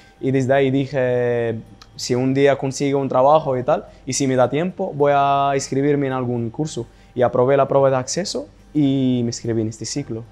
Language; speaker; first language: Spanish; non-native, fluent; Arabic